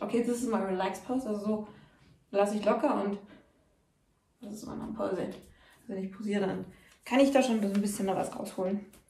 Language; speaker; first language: German; native; German